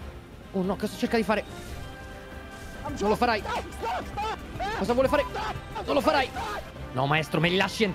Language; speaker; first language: Italian; native; Italian